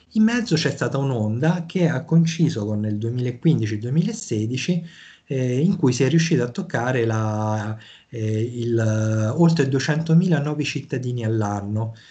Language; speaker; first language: Italian; native; Italian